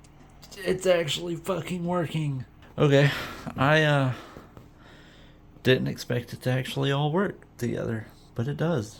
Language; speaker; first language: English; native; English